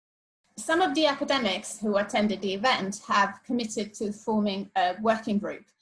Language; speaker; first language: English; native; English